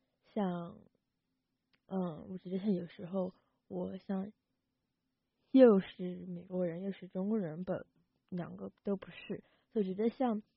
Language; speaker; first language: Chinese; early bilingual, heritage; Chinese